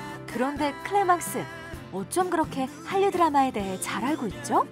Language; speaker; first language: Korean; native; Korean